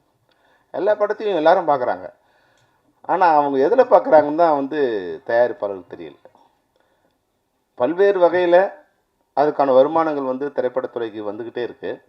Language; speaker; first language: Tamil; native; Tamil